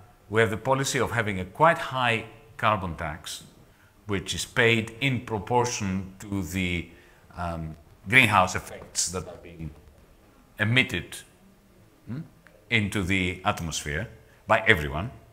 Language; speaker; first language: English; non-native, fluent; Greek